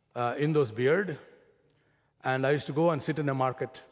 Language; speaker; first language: English; non-native, local second language; Malayalam